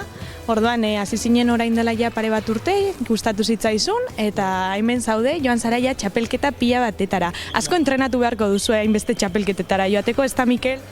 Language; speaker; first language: Basque; native; Basque